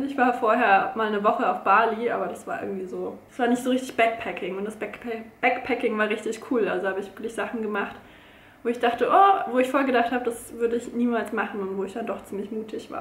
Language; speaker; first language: German; native; German